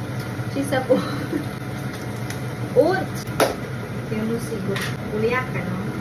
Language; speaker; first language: Romanian; non-native, learner; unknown